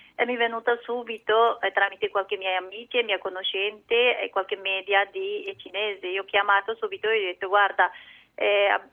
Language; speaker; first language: Italian; non-native, learner; Chinese